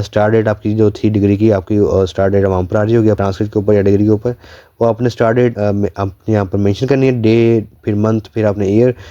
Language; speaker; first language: Urdu; non-native, local second language; Punjabi